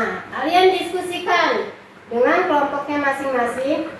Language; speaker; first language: Indonesian; native; Indonesian